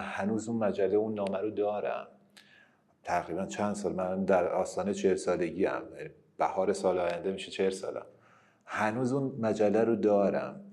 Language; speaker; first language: Persian; non-native, local second language; Kurdish